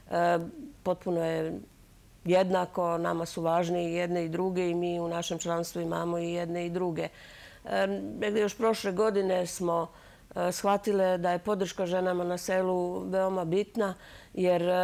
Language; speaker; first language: Serbian; native; Serbian